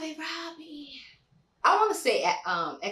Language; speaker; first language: English; native; English